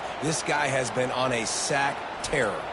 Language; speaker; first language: English; native; English